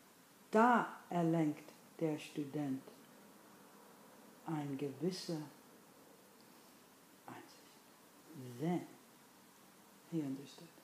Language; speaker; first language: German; non-native, fluent; English